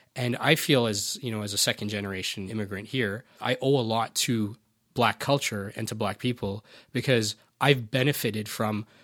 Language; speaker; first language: English; native; English